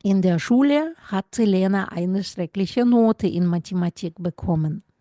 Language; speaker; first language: German; non-native, fluent; Russian